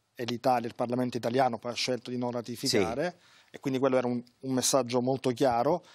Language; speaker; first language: Italian; native; Italian